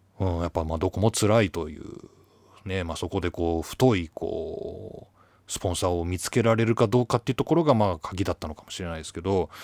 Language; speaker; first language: Japanese; native; Japanese